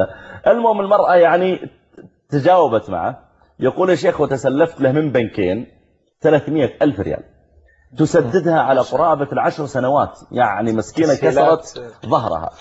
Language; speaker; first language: Arabic; native; Arabic